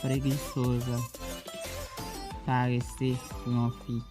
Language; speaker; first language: Portuguese; non-native, learner; Haitian Creole